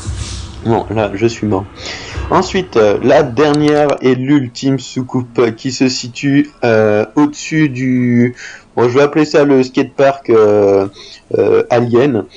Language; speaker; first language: French; native; French